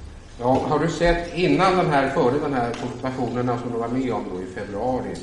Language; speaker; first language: Swedish; native; Swedish